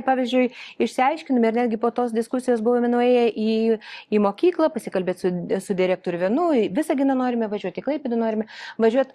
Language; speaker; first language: Lithuanian; non-native, local second language; Russian